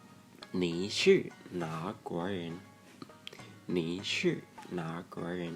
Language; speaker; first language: Chinese; non-native, fluent; Lao